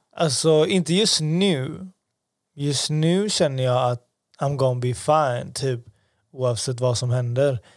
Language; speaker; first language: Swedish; early bilingual, other home language; Persian